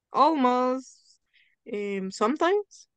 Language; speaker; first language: English; non-native, learner; Spanish